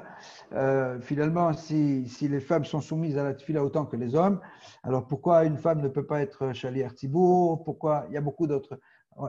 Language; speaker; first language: French; native; French